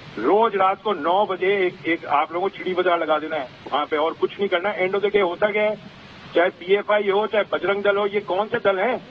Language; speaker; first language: Hindi; native; Hindi